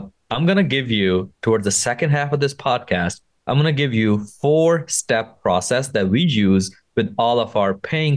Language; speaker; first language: English; non-native, local second language; Punjabi